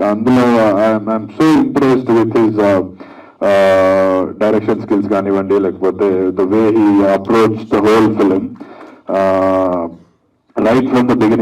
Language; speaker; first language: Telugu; native; Telugu